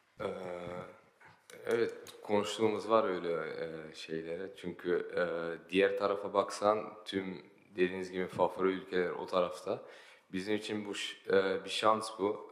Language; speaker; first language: Turkish; early bilingual, heritage; Turkish